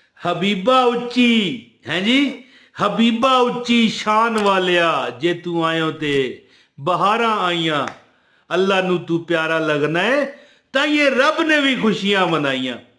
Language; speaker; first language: Urdu; non-native, local second language; Punjabi